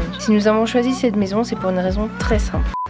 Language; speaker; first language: French; native; French